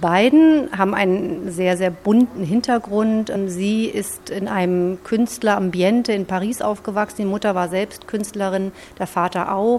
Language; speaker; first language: German; native; German